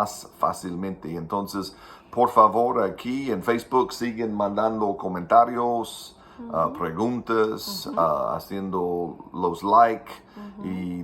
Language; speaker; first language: Spanish; non-native, fluent; English